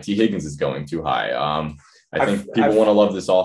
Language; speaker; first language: English; native; English